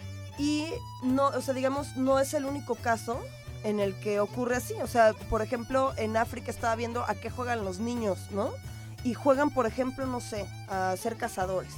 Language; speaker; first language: Spanish; native; Spanish